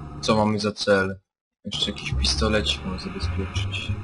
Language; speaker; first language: Polish; native; Polish